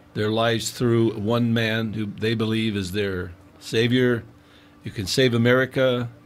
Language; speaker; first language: English; native; English